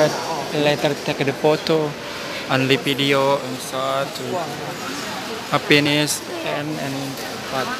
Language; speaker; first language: English; non-native, learner; Indonesian